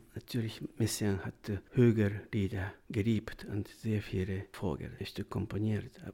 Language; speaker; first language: German; non-native, learner; Japanese